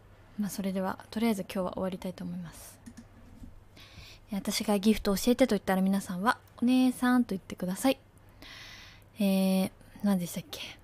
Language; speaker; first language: Japanese; native; Japanese